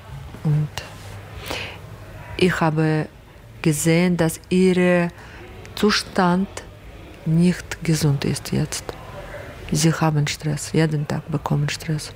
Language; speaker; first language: German; non-native, learner; Ukrainian